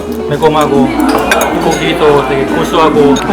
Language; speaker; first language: Korean; non-native, fluent; Vietnamese